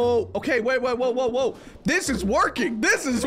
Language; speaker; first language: English; native; English